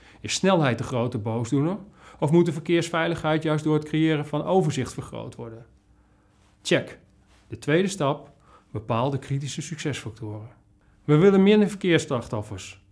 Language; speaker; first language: Dutch; native; Dutch